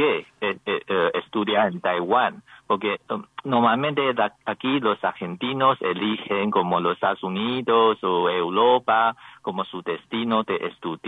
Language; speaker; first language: Spanish; non-native, learner; Chinese